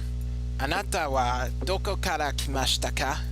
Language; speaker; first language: Japanese; non-native, learner; English